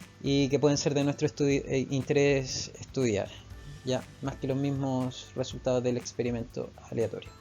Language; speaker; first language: Spanish; native; Spanish